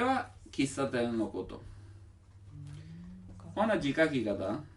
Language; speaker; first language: Japanese; non-native, learner; Italian